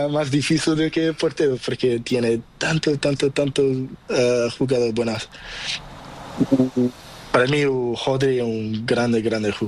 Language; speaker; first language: Spanish; non-native, local second language; Portuguese